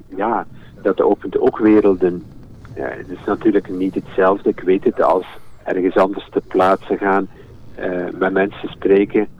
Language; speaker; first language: Dutch; native; Dutch